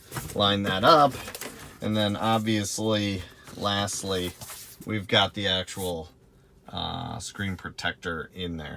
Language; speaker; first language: English; native; English